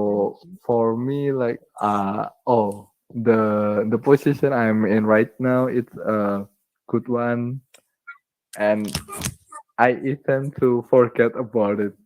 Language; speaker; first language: English; non-native, learner; Indonesian